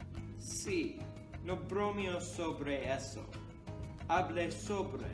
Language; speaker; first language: Spanish; non-native, learner; English